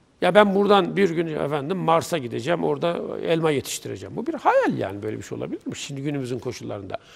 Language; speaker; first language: Turkish; native; Turkish